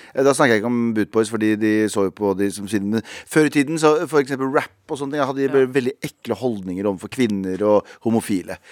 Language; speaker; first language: Norwegian; early bilingual, other home language; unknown